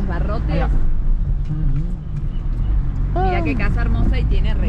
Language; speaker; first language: Spanish; native; Spanish